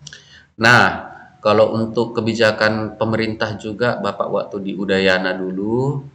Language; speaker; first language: Indonesian; native; Indonesian